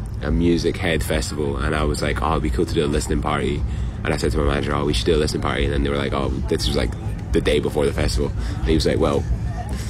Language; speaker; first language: English; native; English